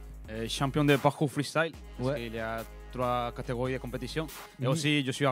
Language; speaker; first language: French; non-native, learner; Spanish